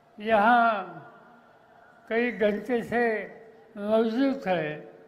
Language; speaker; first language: Hindi; non-native, local second language; Marathi